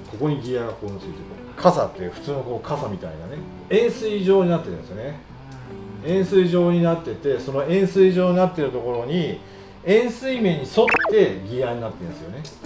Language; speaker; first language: Japanese; native; Japanese